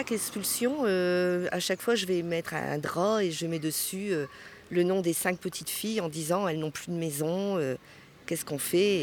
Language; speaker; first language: French; native; French